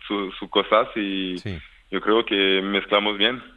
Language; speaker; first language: Spanish; non-native, fluent; French